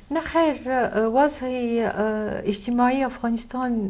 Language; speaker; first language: Persian; non-native, fluent; Arabic